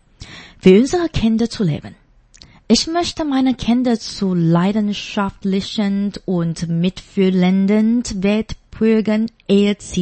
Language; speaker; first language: German; non-native, fluent; Chinese